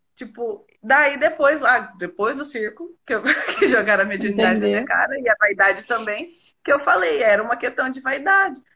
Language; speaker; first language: Portuguese; native; Portuguese